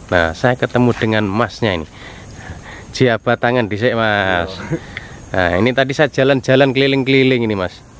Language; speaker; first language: Indonesian; non-native, local second language; Javanese